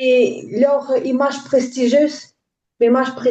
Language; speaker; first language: French; non-native, learner; Ukrainian